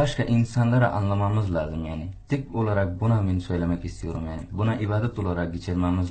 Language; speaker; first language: Turkish; non-native, fluent; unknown